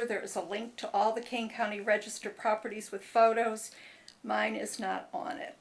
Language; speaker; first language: English; native; English